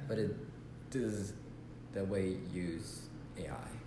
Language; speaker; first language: English; non-native, learner; Japanese